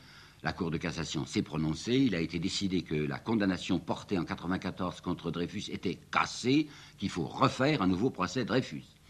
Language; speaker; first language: French; native; French